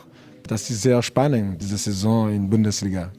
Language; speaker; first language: German; non-native, learner; French